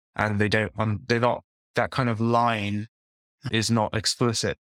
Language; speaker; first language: English; native; English